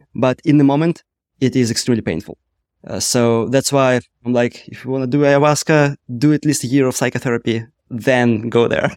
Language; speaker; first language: English; non-native, fluent; Russian